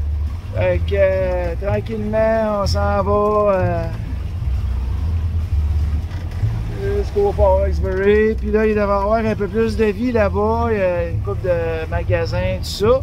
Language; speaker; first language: French; native; French